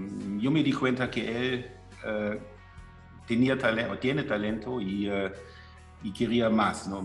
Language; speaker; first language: Spanish; non-native, fluent; German